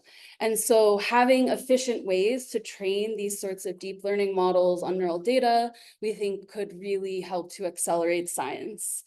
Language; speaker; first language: English; native; English